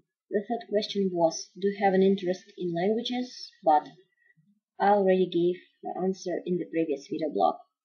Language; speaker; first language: English; non-native, fluent; Russian